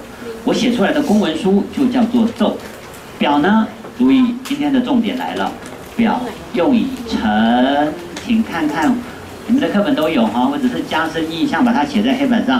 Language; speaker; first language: Chinese; native; Chinese